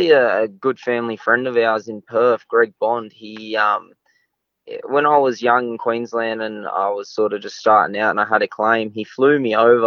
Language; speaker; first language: English; native; English